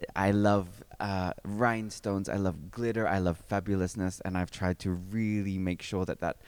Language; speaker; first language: English; native; English